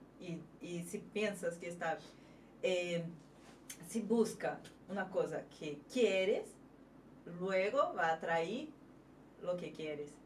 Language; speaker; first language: Spanish; non-native, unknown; Portuguese